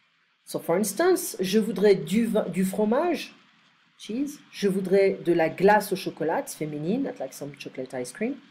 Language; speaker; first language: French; non-native, fluent; English